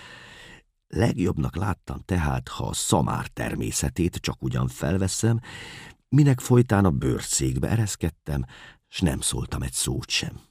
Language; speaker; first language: Hungarian; native; Hungarian